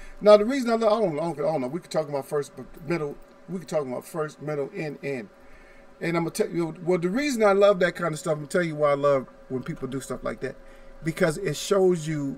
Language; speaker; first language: English; native; English